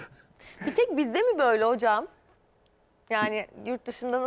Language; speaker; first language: Turkish; native; Turkish